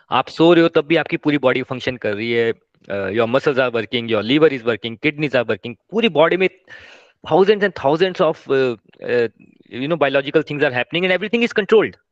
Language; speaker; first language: Hindi; non-native, local second language; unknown